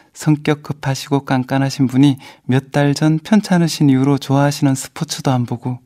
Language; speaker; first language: Korean; native; Korean